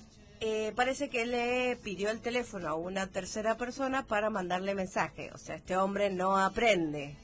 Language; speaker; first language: Spanish; native; Spanish